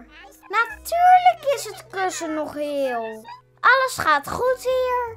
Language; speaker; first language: Dutch; native; Dutch